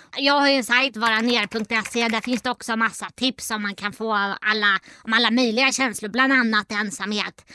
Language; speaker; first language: Swedish; native; Swedish